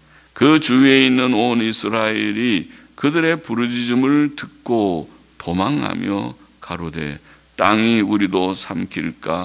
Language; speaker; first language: Korean; native; Korean